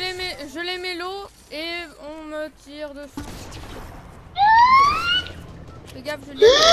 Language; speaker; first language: French; native; French